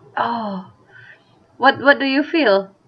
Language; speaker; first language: English; non-native, fluent; Indonesian